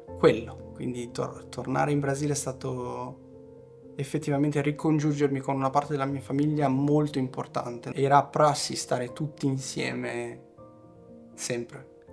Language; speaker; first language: Italian; early bilingual, other home language; Portuguese